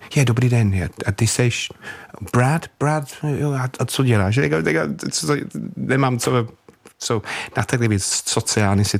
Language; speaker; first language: Czech; non-native, fluent; English